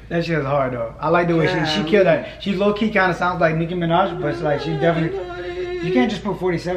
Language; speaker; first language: English; native; English